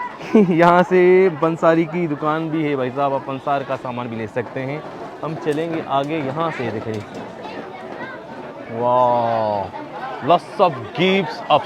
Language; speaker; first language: Hindi; non-native, local second language; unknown